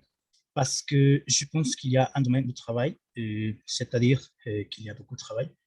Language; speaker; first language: French; non-native, learner; Spanish